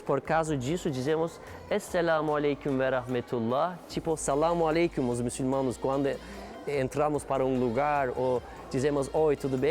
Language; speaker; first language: Portuguese; non-native, learner; Turkish